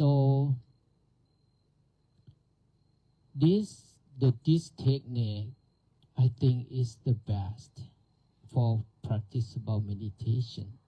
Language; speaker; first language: English; non-native, learner; Thai